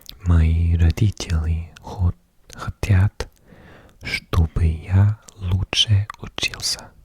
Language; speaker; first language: Russian; non-native, learner; English